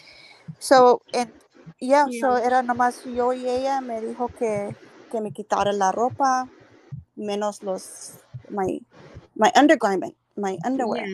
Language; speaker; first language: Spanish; early bilingual, heritage; Spanish